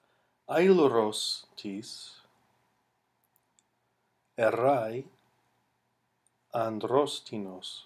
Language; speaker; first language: Greek; non-native, fluent; English